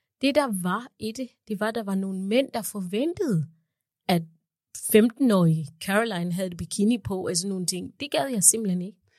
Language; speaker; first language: Danish; non-native, fluent; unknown